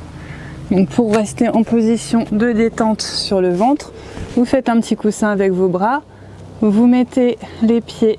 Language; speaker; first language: French; native; French